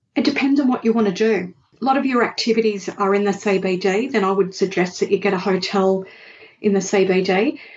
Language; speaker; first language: English; native; English